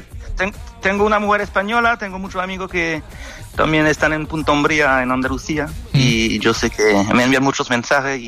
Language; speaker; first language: Spanish; non-native, fluent; French